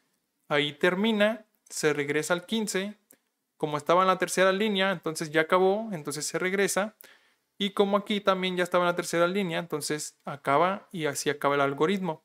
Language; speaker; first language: Spanish; native; Spanish